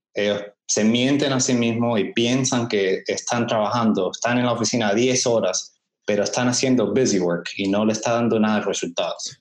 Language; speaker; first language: Spanish; early bilingual, heritage; Spanish